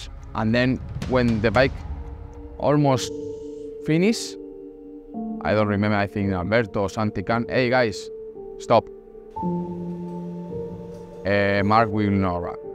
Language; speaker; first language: English; non-native, learner; Spanish